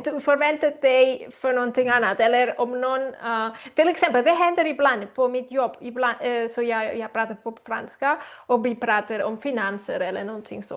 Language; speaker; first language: Swedish; non-native, learner; Spanish